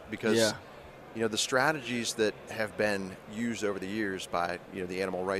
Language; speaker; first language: English; native; English